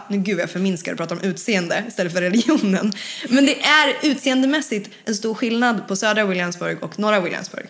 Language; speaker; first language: Swedish; native; Swedish